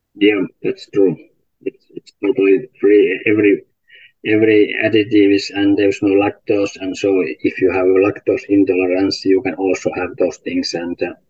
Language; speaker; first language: English; non-native, learner; Finnish